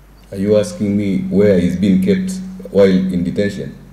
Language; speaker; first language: English; non-native, local second language; Swahili